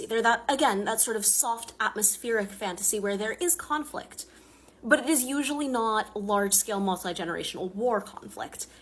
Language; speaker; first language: English; native; English